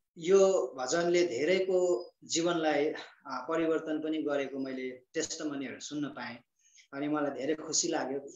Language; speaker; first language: Nepali; native; Nepali